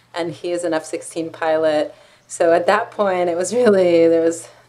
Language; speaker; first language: English; non-native, fluent; Hebrew